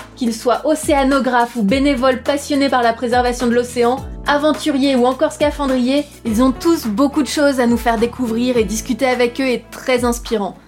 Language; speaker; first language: French; native; French